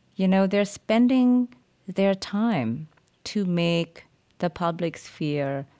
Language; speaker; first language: English; early bilingual, other home language; German